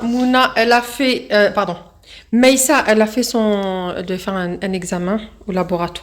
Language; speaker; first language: French; native; French